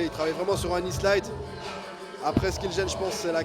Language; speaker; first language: French; native; French